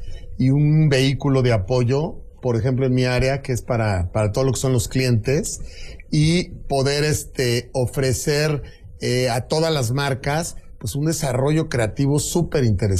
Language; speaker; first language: Spanish; native; Spanish